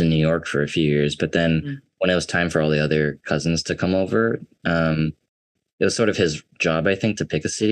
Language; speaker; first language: English; native; English